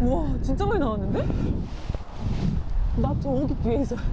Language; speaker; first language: Korean; native; Korean